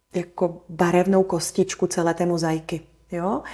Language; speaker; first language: Czech; native; Czech